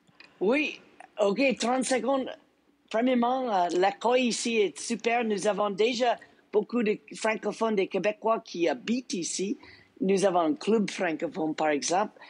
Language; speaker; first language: French; non-native, local second language; English